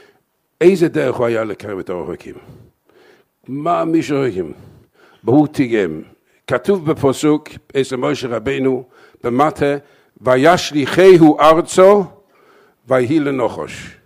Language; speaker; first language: Hebrew; non-native, fluent; English